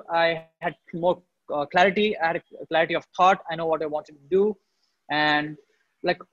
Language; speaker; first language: English; non-native, local second language; Hindi